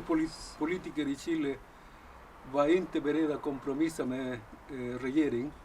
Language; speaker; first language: Swedish; non-native, fluent; Spanish